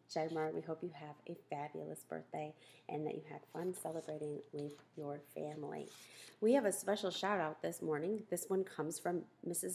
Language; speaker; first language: English; native; English